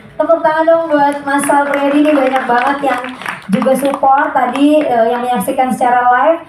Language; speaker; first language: Indonesian; native; Indonesian